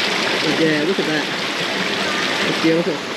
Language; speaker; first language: English; native; English